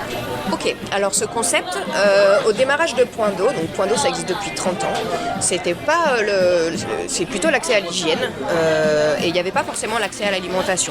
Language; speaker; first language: French; native; French